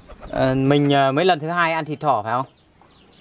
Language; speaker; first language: Vietnamese; native; Vietnamese